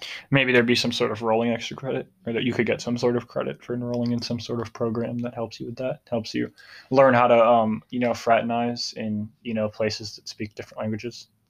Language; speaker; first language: English; native; English